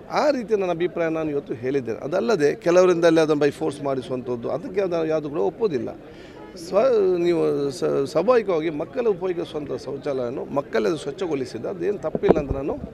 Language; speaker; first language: Kannada; non-native, local second language; Badaga